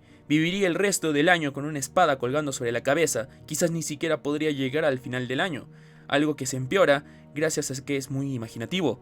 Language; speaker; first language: Spanish; native; Spanish